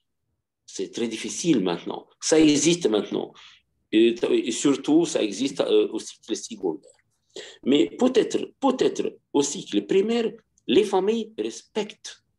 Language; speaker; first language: French; non-native, fluent; Arabic